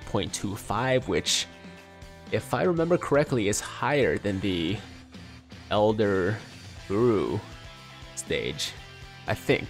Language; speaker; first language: English; native; English